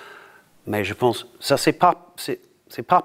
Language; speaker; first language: French; non-native, learner; English